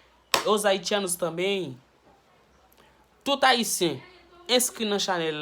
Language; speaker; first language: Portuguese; non-native, learner; Haitian Creole